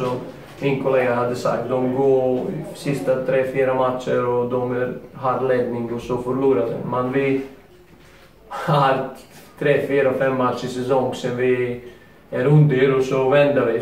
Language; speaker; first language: Swedish; non-native, learner; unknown